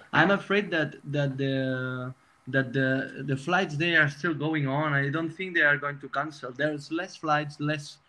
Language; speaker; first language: English; non-native, fluent; Spanish